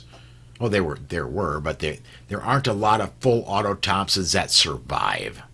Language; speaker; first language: English; native; English